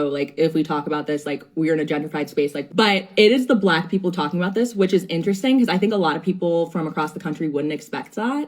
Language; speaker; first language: English; native; English